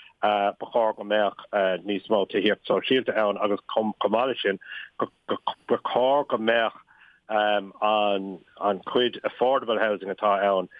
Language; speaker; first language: Irish; non-native, local second language; English